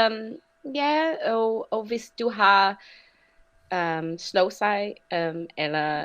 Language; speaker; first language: Danish; non-native, fluent; English